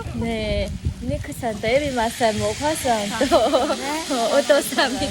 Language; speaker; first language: Japanese; non-native, learner; Mizo